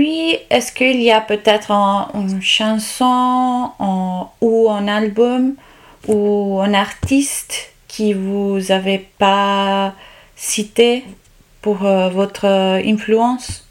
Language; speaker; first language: French; non-native, learner; Italian